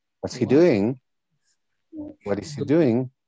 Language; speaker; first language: English; non-native, fluent; Spanish